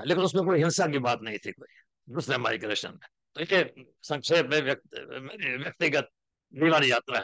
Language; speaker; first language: Hindi; native; Hindi